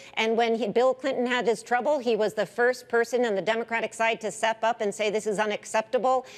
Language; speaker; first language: English; native; English